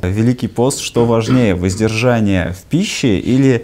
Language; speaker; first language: Russian; native; Russian